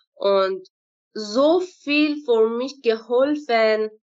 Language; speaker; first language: German; non-native, learner; Persian